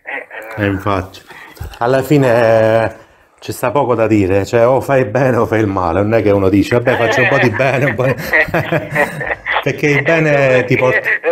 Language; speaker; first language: Italian; native; Italian